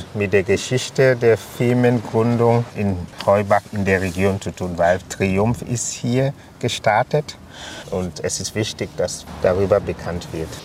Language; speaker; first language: German; non-native, fluent; English